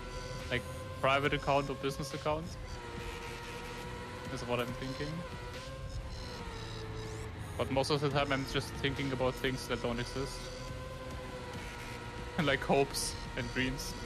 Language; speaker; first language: English; non-native, fluent; German